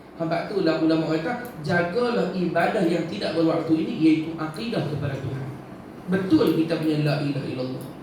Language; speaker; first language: Malay; native; Malay